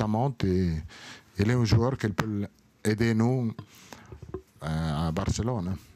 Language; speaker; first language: French; non-native, learner; Italian